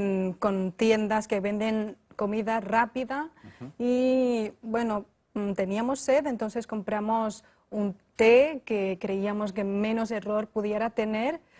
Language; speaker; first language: Spanish; non-native, fluent; Chinese